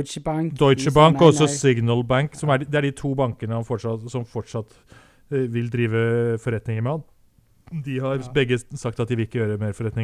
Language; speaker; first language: Norwegian; native; Norwegian